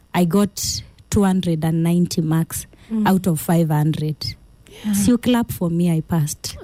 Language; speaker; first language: English; non-native, local second language; Kamba